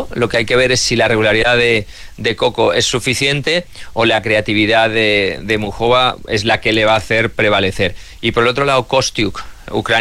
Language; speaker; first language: Spanish; native; Spanish